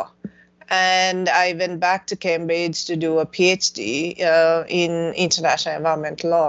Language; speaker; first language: English; non-native, local second language; Sinhala